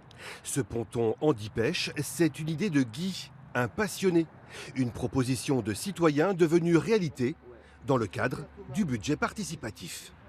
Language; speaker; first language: French; native; French